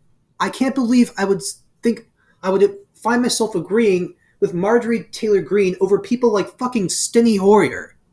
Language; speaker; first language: English; native; English